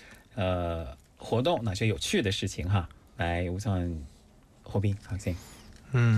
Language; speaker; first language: Chinese; native; Chinese